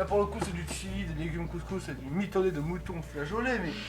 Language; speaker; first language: French; native; French